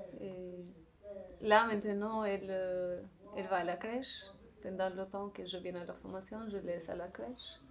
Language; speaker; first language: French; non-native, learner; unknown